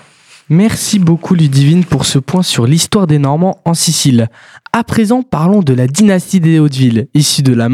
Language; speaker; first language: French; native; French